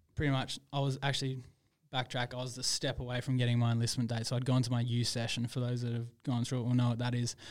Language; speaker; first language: English; native; English